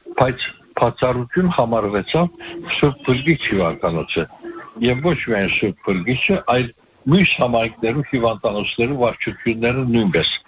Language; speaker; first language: Armenian; native; Armenian